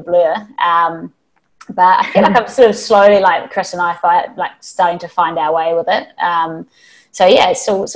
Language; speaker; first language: English; native; English